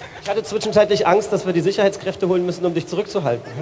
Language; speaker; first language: German; native; German